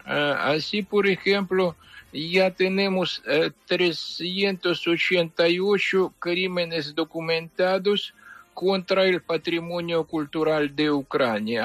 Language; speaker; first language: Spanish; non-native, fluent; Ukrainian